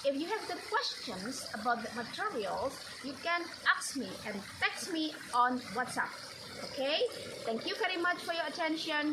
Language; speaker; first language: English; non-native, fluent; Indonesian